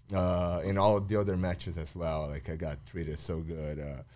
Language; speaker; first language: English; non-native, fluent; Portuguese